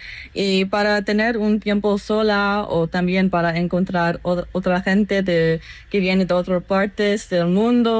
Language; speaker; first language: Spanish; non-native, learner; English